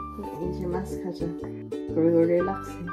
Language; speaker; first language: Korean; non-native, learner; Filipino